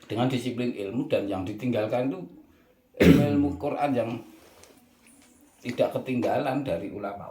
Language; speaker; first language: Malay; non-native, local second language; Javanese